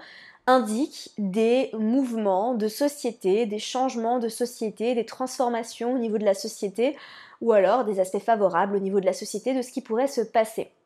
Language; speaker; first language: French; native; French